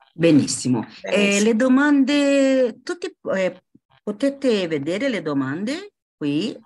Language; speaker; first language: Italian; non-native, fluent; Portuguese